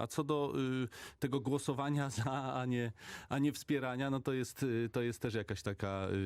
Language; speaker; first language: Polish; native; Polish